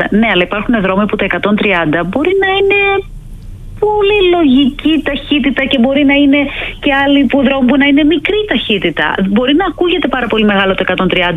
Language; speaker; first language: Greek; native; Greek